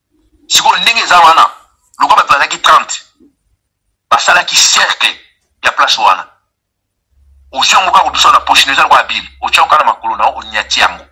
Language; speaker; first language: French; non-native, local second language; Lingala